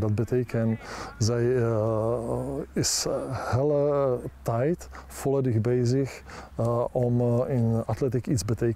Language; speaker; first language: Dutch; non-native, learner; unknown